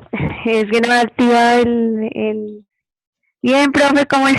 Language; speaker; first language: Spanish; native; Spanish